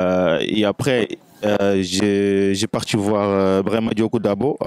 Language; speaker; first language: French; non-native, fluent; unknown